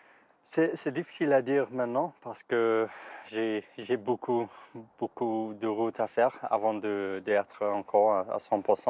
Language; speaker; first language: French; non-native, learner; English